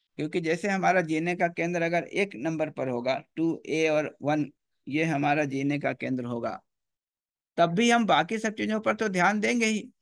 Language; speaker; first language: Hindi; native; Hindi